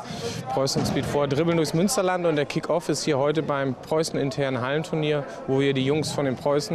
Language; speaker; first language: German; native; German